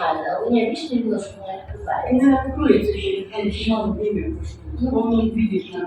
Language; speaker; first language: Russian; non-native, local second language; Kazakh